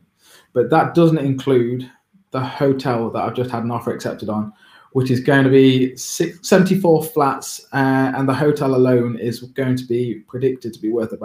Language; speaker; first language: English; native; English